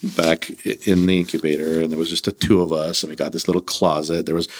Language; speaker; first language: English; early bilingual, other home language; Russian